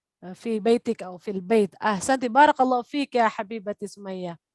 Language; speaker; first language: Arabic; non-native, fluent; Indonesian